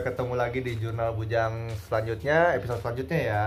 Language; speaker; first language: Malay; non-native, local second language; Sundanese